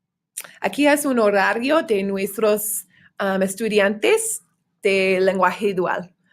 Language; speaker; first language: Spanish; non-native, fluent; English